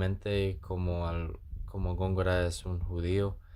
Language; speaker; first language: Spanish; non-native, learner; English